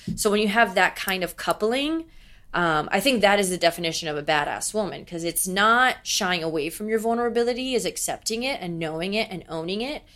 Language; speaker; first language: English; native; English